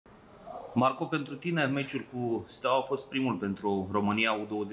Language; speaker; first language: Romanian; native; Romanian